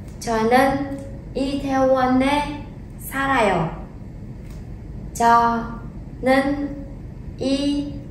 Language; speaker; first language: Korean; non-native, fluent; Vietnamese